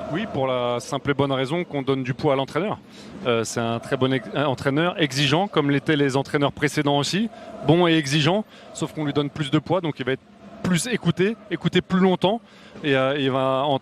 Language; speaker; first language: French; native; French